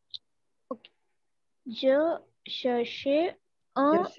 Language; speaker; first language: French; non-native, learner; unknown